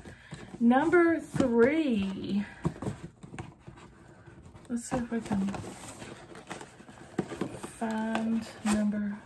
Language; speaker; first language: English; native; English